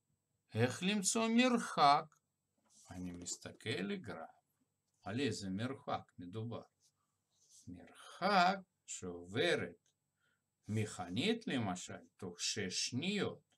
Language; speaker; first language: Hebrew; non-native, fluent; Russian